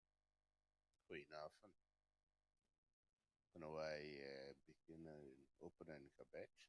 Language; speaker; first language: Dutch; non-native, fluent; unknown